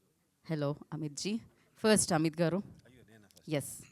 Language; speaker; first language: Telugu; native; Telugu